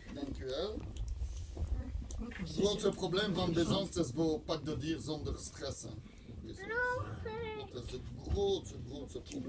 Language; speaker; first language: Dutch; non-native, learner; French